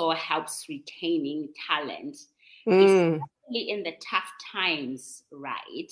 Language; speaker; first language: English; non-native, local second language; Shona